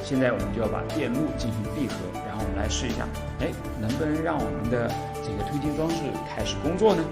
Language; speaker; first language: Chinese; native; Chinese